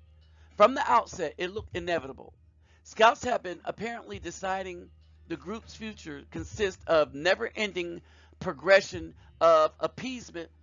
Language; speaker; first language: English; native; English